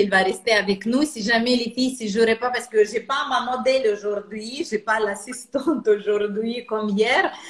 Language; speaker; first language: French; non-native, fluent; Russian